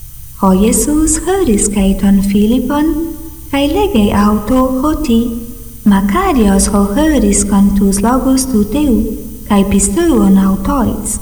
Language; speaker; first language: Greek; non-native, fluent; Portuguese